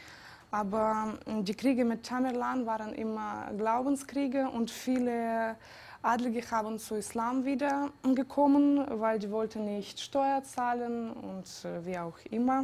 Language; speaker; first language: German; non-native, fluent; Georgian